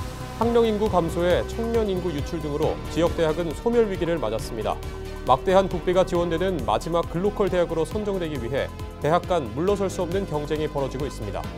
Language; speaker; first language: Korean; native; Korean